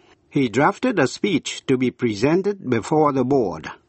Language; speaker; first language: English; non-native, fluent; Vietnamese